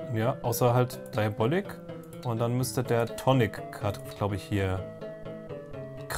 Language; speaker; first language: German; native; German